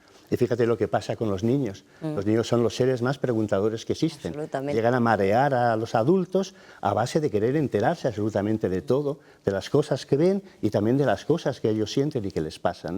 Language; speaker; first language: Spanish; native; Spanish